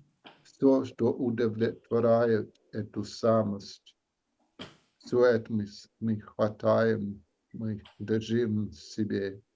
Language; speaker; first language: Russian; non-native, learner; English